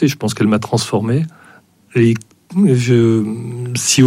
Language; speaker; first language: French; native; French